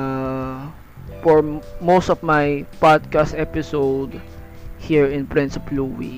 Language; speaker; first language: English; non-native, local second language; Filipino